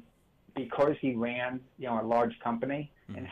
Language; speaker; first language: English; native; English